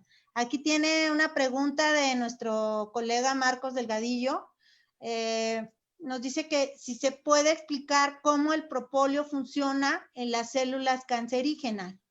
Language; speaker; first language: Spanish; native; Spanish